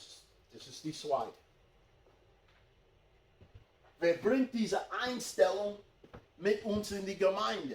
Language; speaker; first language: German; non-native, fluent; English